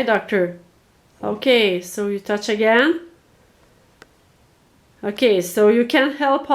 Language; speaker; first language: English; non-native, learner; French